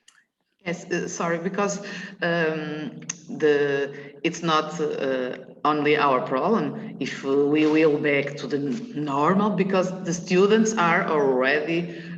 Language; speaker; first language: English; non-native, learner; Portuguese